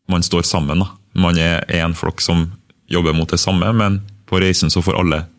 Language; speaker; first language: Norwegian; early bilingual, other home language; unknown